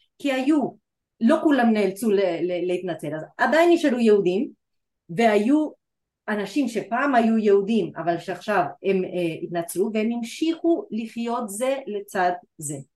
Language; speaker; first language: Hebrew; non-native, fluent; Spanish